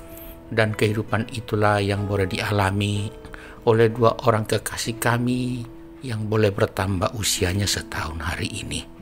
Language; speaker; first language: Indonesian; native; Indonesian